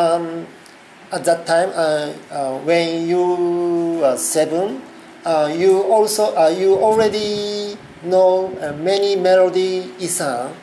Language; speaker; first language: English; non-native, learner; Thai